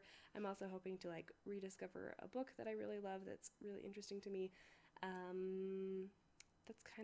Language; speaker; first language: English; native; English